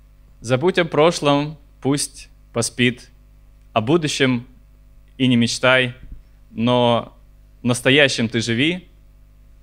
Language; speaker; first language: Russian; native; Russian